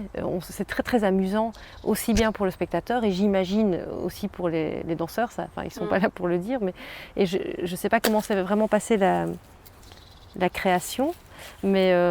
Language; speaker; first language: French; native; French